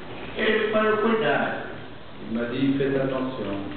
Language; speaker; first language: French; non-native, fluent; Portuguese